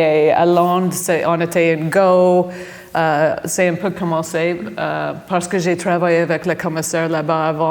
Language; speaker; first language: French; non-native, fluent; English